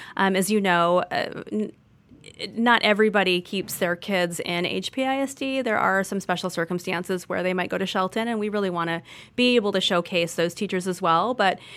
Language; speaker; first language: English; native; English